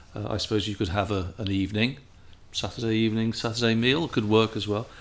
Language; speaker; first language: English; native; English